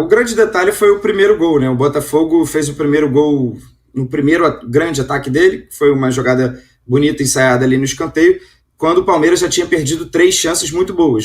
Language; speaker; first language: Portuguese; native; Portuguese